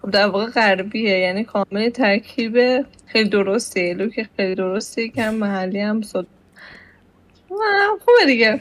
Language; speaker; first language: Persian; native; Persian